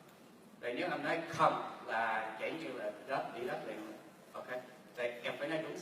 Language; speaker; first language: Vietnamese; early bilingual, heritage; Vietnamese